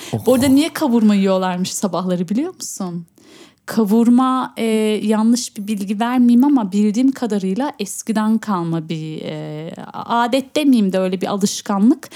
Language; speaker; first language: Turkish; early bilingual, heritage; Turkish